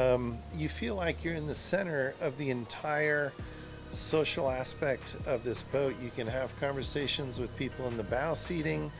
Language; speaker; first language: English; native; English